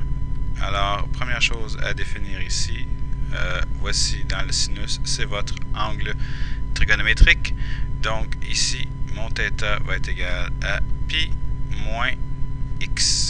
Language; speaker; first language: French; native; French